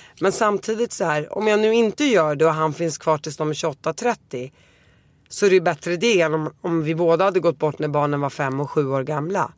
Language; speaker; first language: Swedish; early bilingual, other home language; Arabic